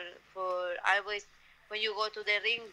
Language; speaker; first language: English; non-native, learner; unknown